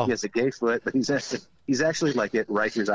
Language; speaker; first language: English; native; English